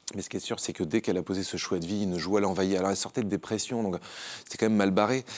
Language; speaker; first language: French; native; French